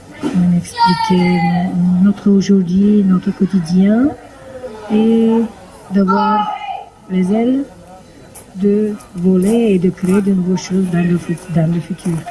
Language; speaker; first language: French; non-native, fluent; Bulgarian